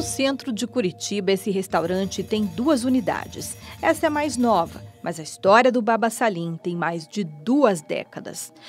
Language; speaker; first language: Portuguese; native; Portuguese